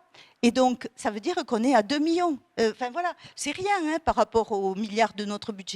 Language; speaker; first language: French; native; French